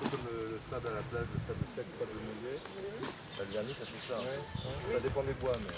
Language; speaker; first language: French; native; French